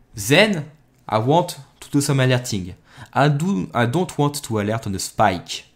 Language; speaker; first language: English; non-native, fluent; French